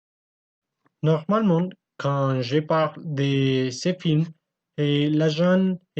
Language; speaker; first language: French; non-native, learner; Spanish